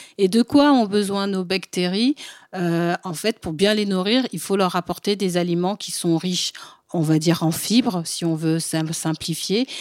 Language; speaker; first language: French; early bilingual, other home language; Bambara